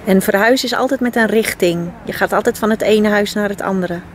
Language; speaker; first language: Dutch; native; Dutch